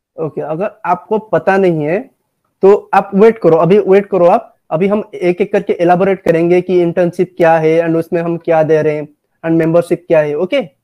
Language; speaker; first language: Hindi; non-native, local second language; Odia